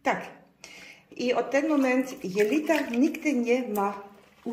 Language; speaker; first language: Polish; non-native, learner; Dutch